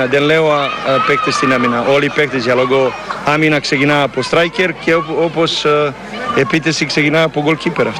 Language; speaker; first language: Greek; non-native, learner; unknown